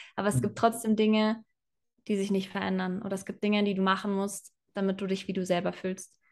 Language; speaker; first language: German; native; German